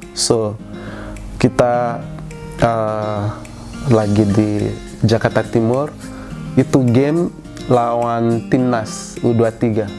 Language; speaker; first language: Indonesian; non-native, fluent; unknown